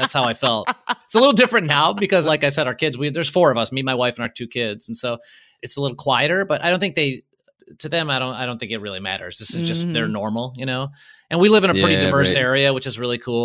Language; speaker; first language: English; early bilingual, other home language; Polish